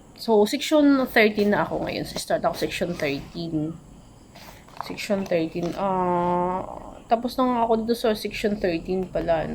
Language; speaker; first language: Filipino; non-native, local second language; Waray